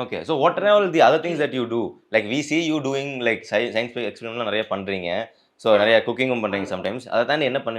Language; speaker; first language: Tamil; native; Tamil